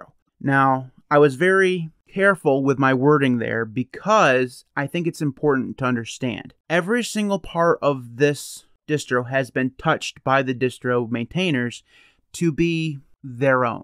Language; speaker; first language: English; native; English